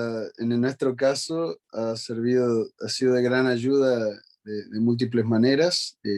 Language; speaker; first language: Spanish; native; Spanish